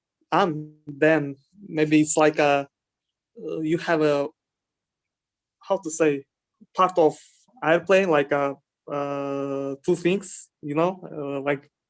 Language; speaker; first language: English; non-native, learner; Kazakh